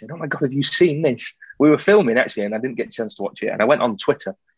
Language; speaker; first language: English; native; English